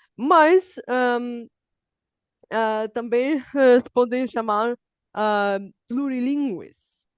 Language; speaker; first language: Portuguese; non-native, fluent; Bulgarian